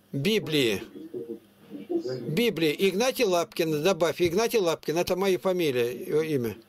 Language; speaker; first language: Russian; native; Russian